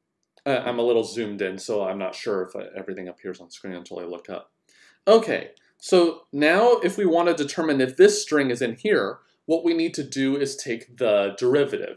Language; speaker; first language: English; native; English